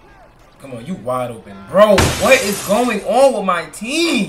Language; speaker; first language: English; native; English